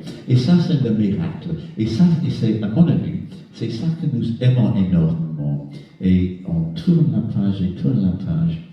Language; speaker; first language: French; non-native, fluent; English